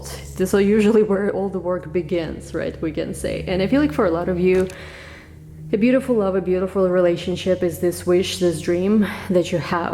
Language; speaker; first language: English; non-native, fluent; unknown